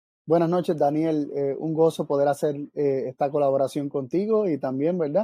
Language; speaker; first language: Spanish; native; Spanish